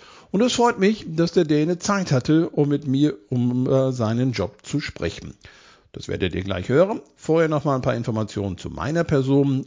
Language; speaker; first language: German; native; German